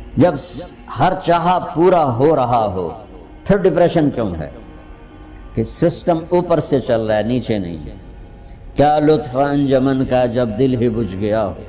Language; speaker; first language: Urdu; non-native, local second language; Punjabi